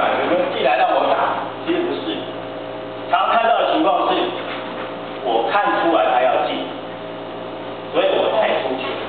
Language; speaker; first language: Chinese; native; Chinese